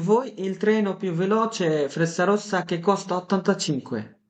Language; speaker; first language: Italian; non-native, fluent; Bangla